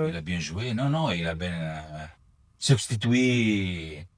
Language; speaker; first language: French; non-native, learner; Italian